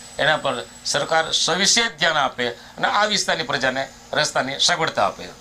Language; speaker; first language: Gujarati; native; Gujarati